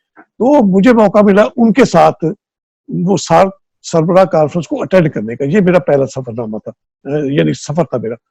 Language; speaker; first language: Urdu; non-native, local second language; Punjabi